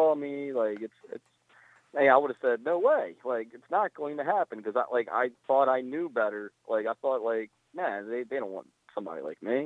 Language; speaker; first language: English; native; English